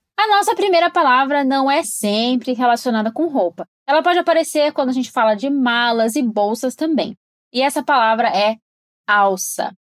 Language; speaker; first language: Portuguese; native; Portuguese